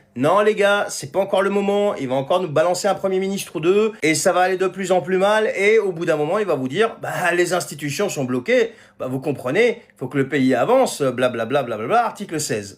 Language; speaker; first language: French; native; French